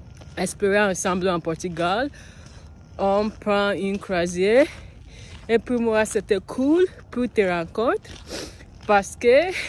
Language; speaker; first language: French; non-native, learner; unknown